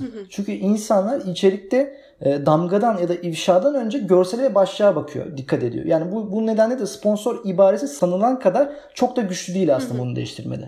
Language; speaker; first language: Turkish; native; Turkish